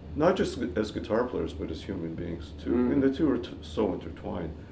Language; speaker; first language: English; native; English